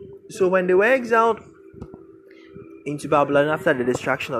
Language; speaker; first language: English; non-native, local second language; Akan